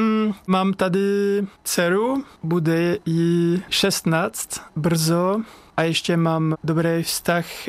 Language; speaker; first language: Czech; non-native, fluent; French